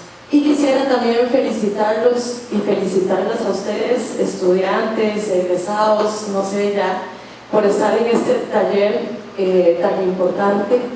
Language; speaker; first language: Spanish; native; Spanish